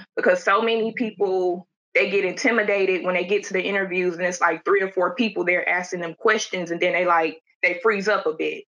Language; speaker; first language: English; native; English